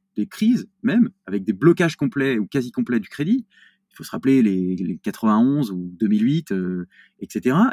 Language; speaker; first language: French; native; French